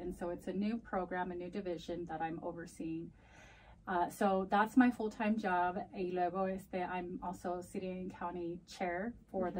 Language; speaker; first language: English; early bilingual, other home language; Spanish